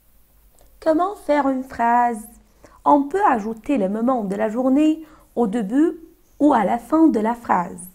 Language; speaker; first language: French; non-native, fluent; Arabic